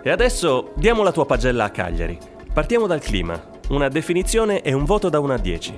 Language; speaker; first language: Italian; native; Italian